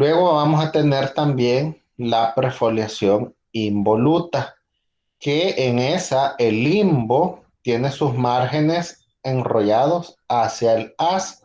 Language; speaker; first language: Spanish; native; Spanish